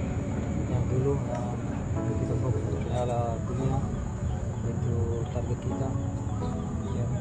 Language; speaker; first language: Indonesian; non-native, fluent; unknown